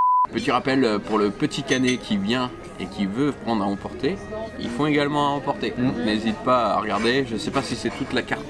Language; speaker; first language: French; native; French